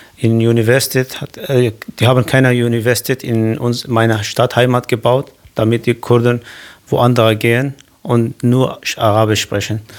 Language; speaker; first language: German; non-native, learner; Kurdish